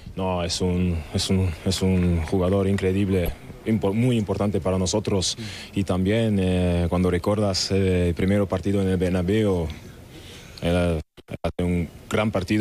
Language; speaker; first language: Spanish; non-native, learner; German